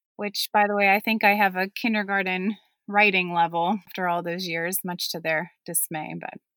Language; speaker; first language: English; early bilingual, other home language; German